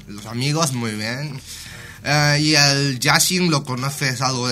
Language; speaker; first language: Spanish; non-native, fluent; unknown